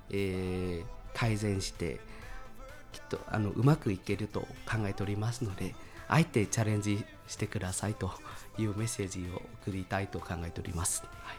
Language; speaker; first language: Japanese; non-native, fluent; Vietnamese